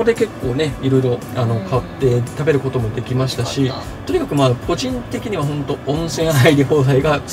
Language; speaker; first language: Japanese; native; Japanese